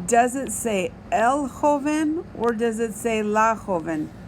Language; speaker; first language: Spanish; non-native, fluent; English